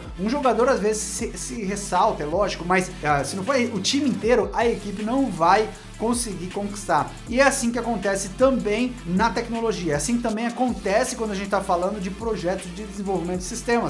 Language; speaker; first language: Portuguese; native; Portuguese